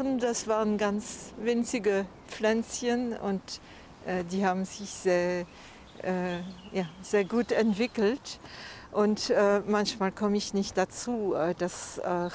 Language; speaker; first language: German; non-native, fluent; French